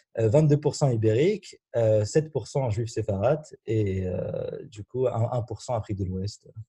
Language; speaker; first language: French; non-native, local second language; Arabic